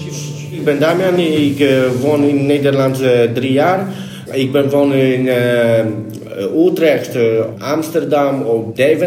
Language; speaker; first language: Dutch; non-native, learner; Polish